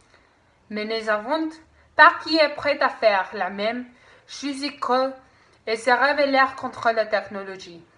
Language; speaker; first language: French; non-native, learner; Spanish